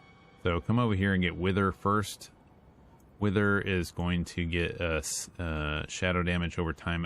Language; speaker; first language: English; native; English